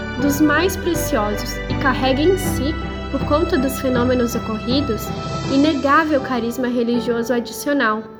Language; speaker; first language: Portuguese; native; Portuguese